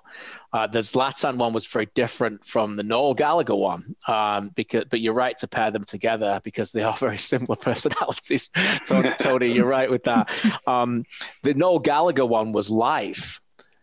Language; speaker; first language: English; native; English